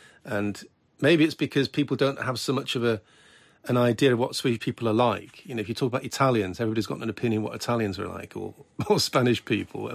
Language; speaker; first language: English; native; English